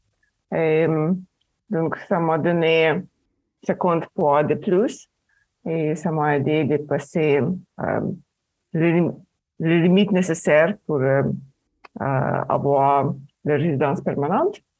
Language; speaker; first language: French; non-native, fluent; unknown